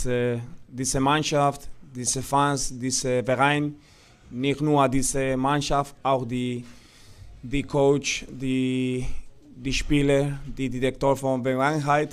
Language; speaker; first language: German; non-native, fluent; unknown